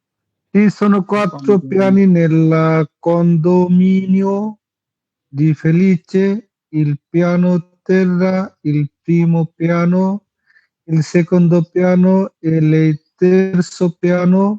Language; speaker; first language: Italian; non-native, learner; Bangla